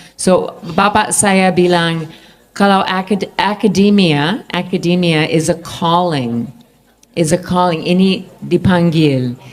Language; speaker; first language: Indonesian; non-native, fluent; English